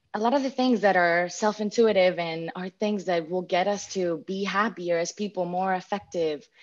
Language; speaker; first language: English; non-native, fluent; Greek